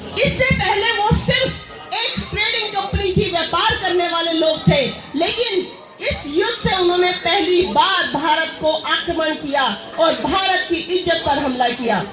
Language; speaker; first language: Hindi; native; Hindi